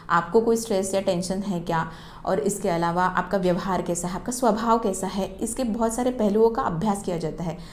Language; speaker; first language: Hindi; non-native, local second language; Marathi